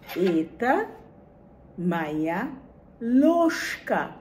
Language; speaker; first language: Russian; non-native, fluent; Bangla